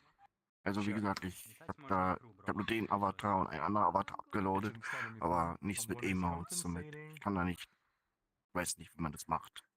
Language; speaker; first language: German; non-native, fluent; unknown